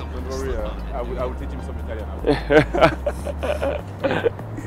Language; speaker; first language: English; non-native, fluent; French